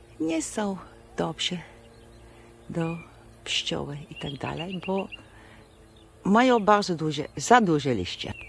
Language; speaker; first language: Polish; non-native, learner; Dutch